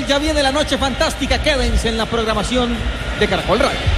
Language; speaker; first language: Spanish; native; Spanish